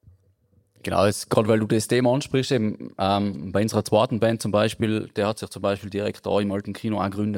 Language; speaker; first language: German; native; German